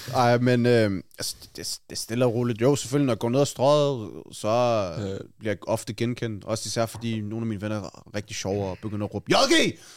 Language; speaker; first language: Danish; early bilingual, other home language; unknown